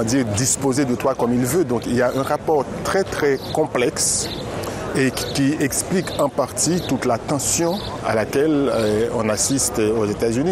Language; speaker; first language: French; non-native, local second language; Haitian Creole